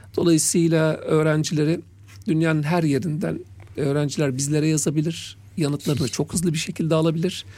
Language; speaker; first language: Turkish; native; Turkish